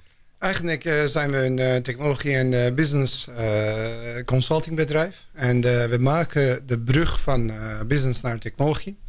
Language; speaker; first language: Dutch; non-native, fluent; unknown